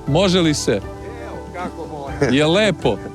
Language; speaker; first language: Croatian; native; Croatian